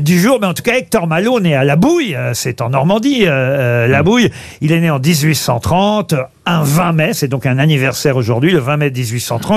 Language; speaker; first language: French; native; French